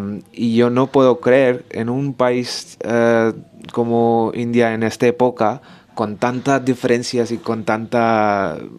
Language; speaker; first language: Spanish; non-native, learner; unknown